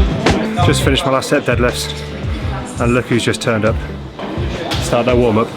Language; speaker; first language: English; native; English